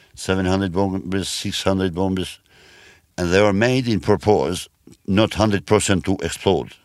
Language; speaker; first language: English; non-native, learner; Albanian